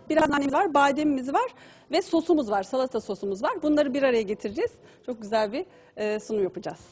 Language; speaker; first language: Turkish; early bilingual, heritage; Turkish